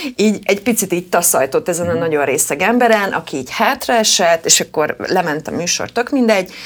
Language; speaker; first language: Hungarian; native; Hungarian